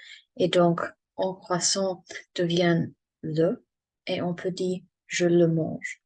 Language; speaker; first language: French; non-native, learner; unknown